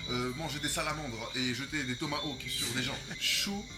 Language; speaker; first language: French; native; French